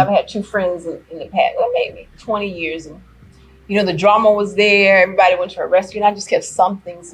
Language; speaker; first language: English; native; English